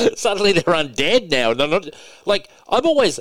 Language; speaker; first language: English; native; English